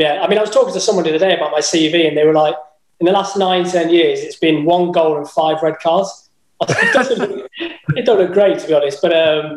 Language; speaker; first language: English; native; English